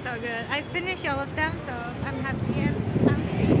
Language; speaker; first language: English; non-native, learner; Turkish